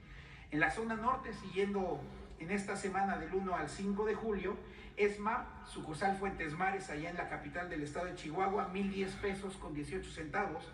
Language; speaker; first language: Spanish; native; Spanish